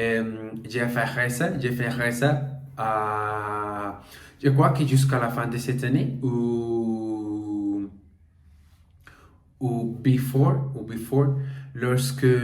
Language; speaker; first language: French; non-native, learner; Portuguese